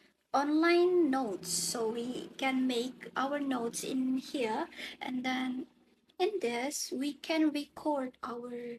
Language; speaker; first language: English; non-native, learner; Indonesian